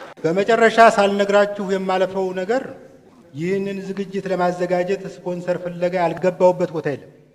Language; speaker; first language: Amharic; native; Amharic